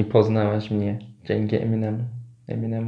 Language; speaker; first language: Polish; non-native, learner; Turkish